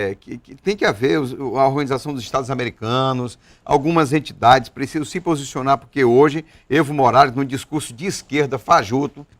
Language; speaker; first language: Portuguese; native; Portuguese